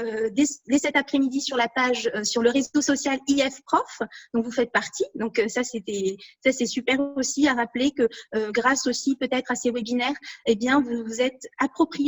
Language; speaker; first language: French; native; French